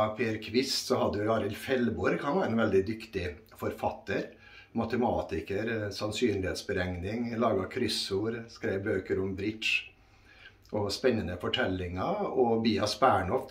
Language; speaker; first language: Norwegian; native; Norwegian